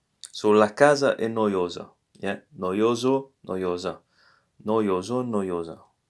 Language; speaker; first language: Italian; non-native, fluent; English